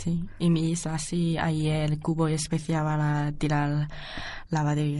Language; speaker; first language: Spanish; non-native, learner; Chinese